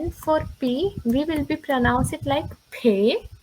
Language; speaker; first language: English; non-native, local second language; Hindi